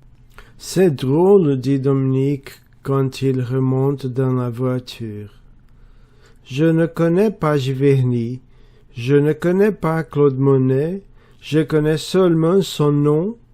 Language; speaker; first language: French; non-native, learner; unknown